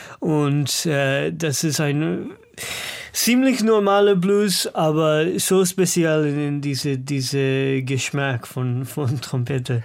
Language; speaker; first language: German; non-native, learner; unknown